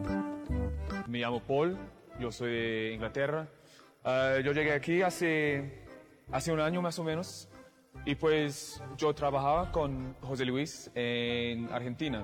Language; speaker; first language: Spanish; non-native, fluent; English